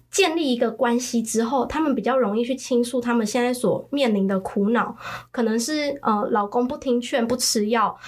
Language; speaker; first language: Chinese; early bilingual, other home language; Khmer